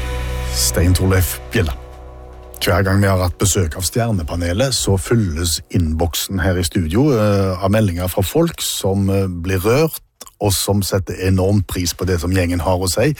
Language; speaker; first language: Norwegian; native; Norwegian